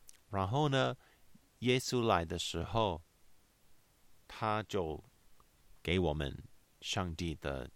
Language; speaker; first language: Chinese; non-native, learner; English